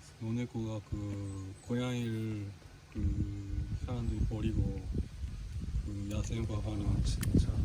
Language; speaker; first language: Korean; non-native, fluent; Japanese